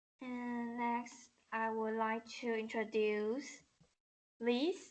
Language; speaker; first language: English; non-native, learner; Chinese